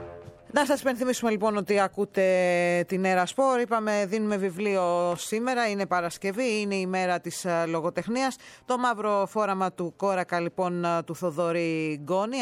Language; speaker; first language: Greek; native; Greek